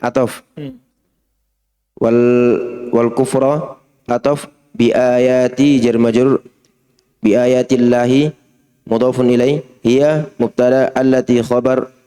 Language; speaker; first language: Arabic; non-native, learner; Indonesian